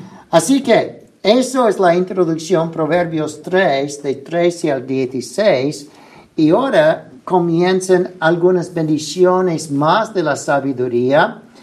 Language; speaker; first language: Spanish; non-native, fluent; English